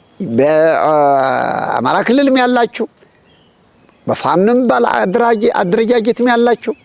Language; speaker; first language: Amharic; native; Amharic